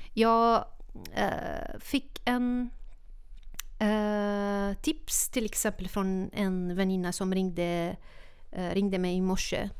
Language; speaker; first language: Swedish; non-native, fluent; Arabic